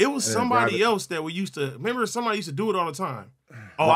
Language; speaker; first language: English; native; English